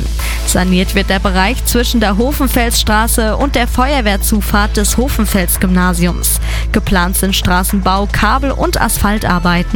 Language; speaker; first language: German; native; German